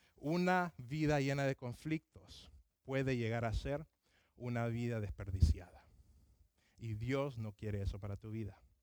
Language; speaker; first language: Spanish; early bilingual, other home language; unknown